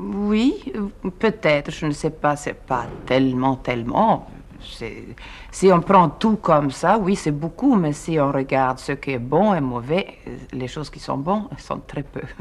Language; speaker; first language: French; non-native, fluent; Swedish